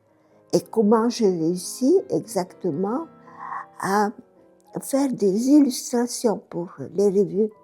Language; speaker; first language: French; non-native, fluent; Bulgarian